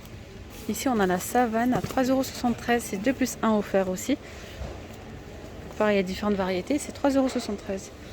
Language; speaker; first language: French; native; French